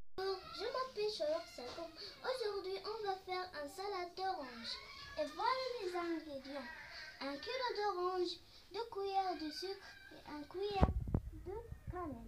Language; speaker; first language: French; non-native, learner; Arabic